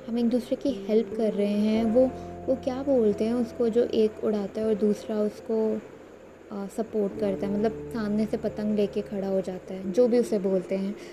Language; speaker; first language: Hindi; native; Hindi